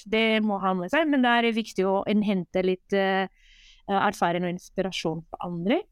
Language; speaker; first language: Norwegian; non-native, fluent; Arabic